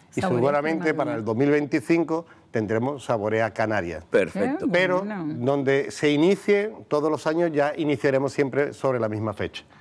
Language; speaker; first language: Spanish; native; Spanish